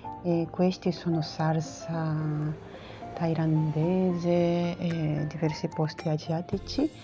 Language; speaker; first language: Italian; non-native, learner; Japanese